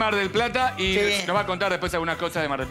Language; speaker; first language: Spanish; native; Spanish